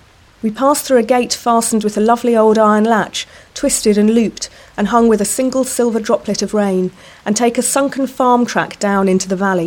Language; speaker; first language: English; native; English